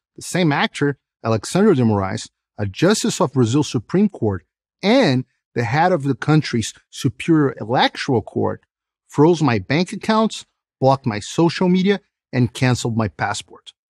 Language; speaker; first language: English; non-native, fluent; Portuguese